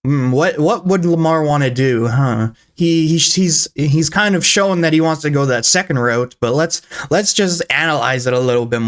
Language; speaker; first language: English; native; English